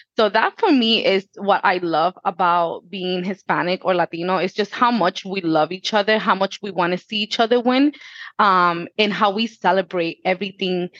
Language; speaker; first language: English; early bilingual, other home language; Spanish